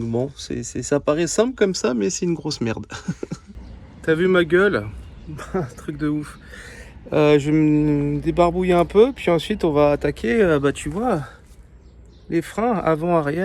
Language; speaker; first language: French; native; French